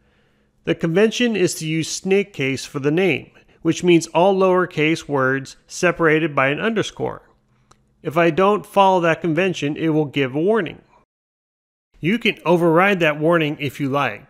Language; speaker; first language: English; native; English